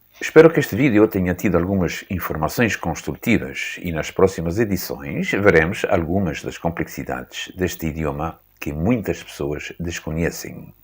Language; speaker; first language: Portuguese; native; Portuguese